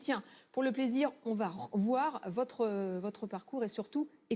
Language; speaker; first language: French; native; French